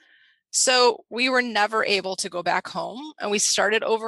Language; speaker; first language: English; native; English